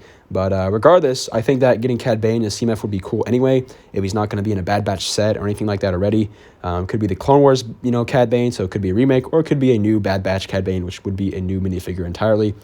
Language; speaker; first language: English; native; English